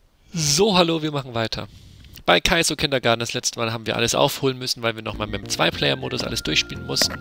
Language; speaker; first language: German; native; German